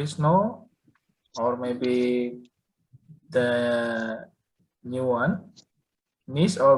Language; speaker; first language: English; non-native, learner; Indonesian